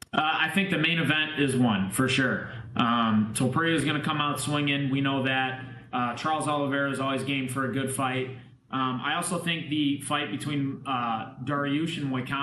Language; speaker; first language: English; native; English